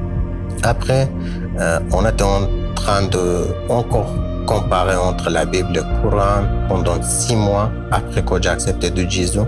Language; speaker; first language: French; non-native, learner; Kurdish